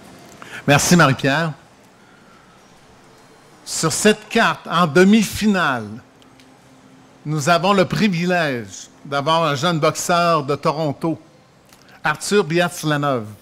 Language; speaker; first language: French; native; French